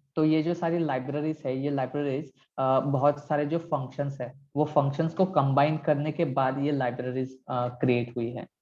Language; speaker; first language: Hindi; non-native, local second language; Marathi